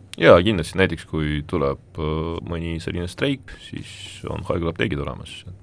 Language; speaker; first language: Estonian; non-native, local second language; Russian